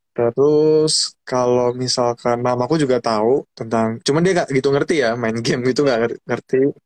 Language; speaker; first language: Indonesian; native; Indonesian